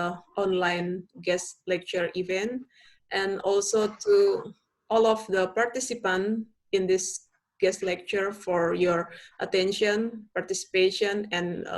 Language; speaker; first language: English; non-native, fluent; Indonesian